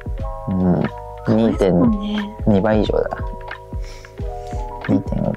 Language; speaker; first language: Japanese; native; Japanese